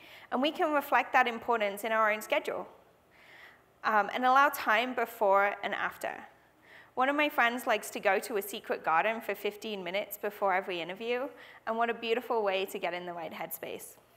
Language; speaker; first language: English; native; English